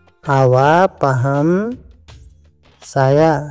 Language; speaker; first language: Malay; non-native, learner; Nepali